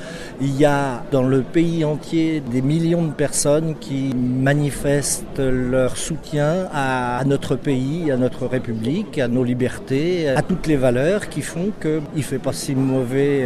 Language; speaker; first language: French; native; French